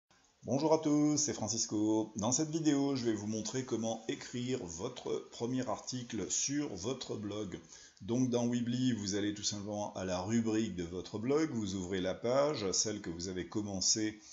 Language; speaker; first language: French; native; French